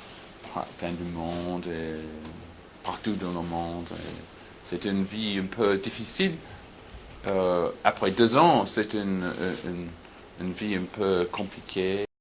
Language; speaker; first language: French; non-native, learner; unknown